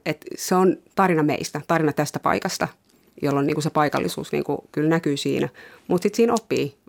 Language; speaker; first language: Finnish; early bilingual, other home language; Somali